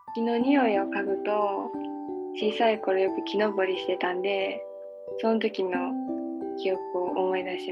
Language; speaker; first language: Japanese; native; Japanese